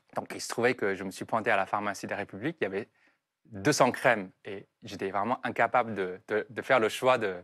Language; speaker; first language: French; non-native, fluent; Chinese